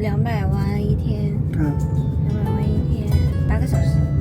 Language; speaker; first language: Chinese; non-native, fluent; Vietnamese